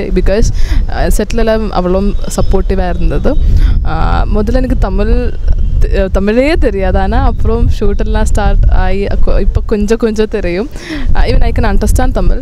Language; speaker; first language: Tamil; non-native, learner; Malayalam